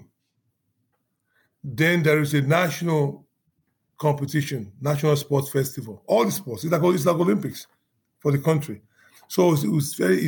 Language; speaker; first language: English; non-native, local second language; Yoruba